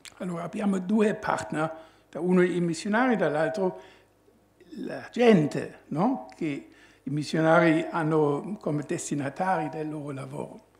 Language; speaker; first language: Italian; non-native, fluent; German